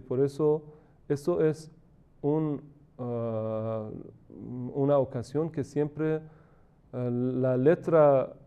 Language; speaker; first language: Spanish; non-native, fluent; Persian